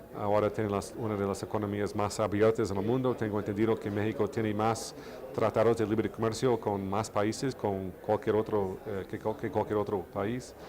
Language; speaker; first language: Spanish; non-native, fluent; English